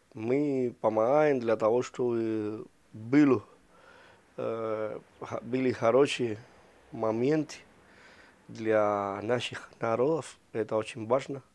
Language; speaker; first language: Russian; non-native, fluent; Spanish